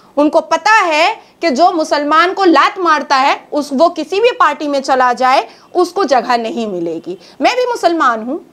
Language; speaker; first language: Hindi; native; Hindi